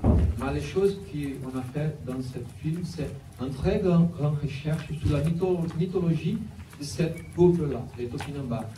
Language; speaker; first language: French; non-native, learner; Portuguese